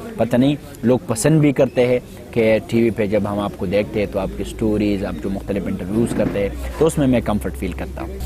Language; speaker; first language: Urdu; non-native, local second language; Pashto